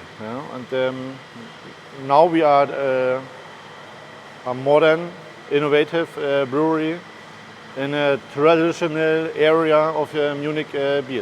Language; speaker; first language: English; non-native, learner; German